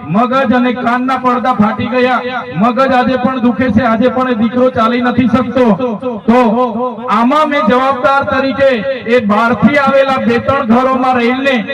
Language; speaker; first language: Gujarati; non-native, local second language; Vasavi